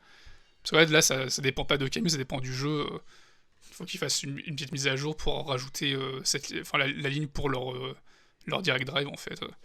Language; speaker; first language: French; native; French